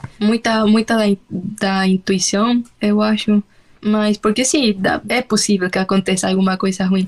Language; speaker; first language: Portuguese; non-native, fluent; Spanish